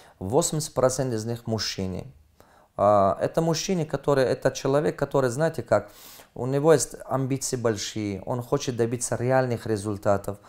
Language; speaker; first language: Russian; non-native, fluent; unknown